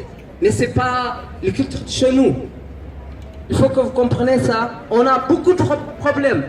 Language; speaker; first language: French; non-native, learner; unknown